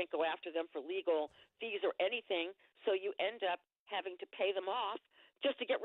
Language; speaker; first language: English; native; English